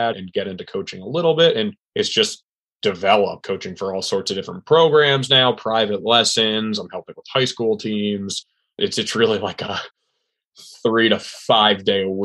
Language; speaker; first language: English; native; English